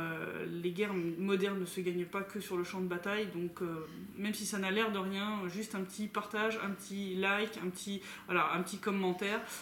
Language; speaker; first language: French; native; French